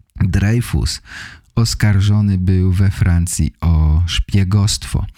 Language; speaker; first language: Polish; native; Polish